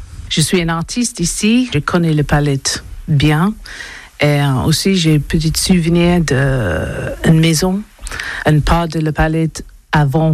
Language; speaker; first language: French; non-native, learner; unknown